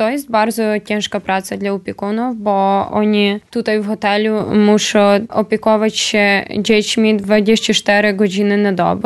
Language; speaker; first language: Polish; non-native, learner; Ukrainian